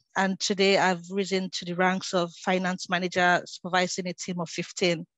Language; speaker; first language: English; non-native, local second language; Yoruba